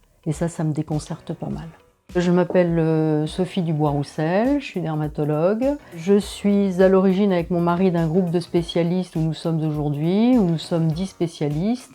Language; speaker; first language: French; native; French